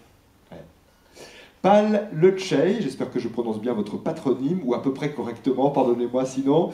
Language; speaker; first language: French; native; French